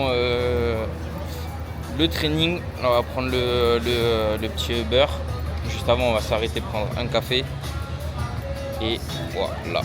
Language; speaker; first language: French; native; French